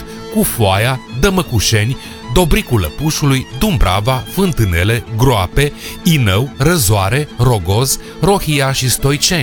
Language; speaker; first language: Romanian; native; Romanian